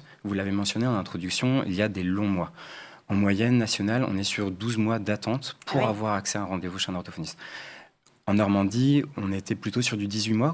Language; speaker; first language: French; native; French